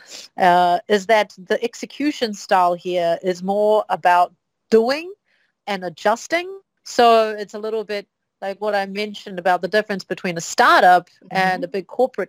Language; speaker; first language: English; native; English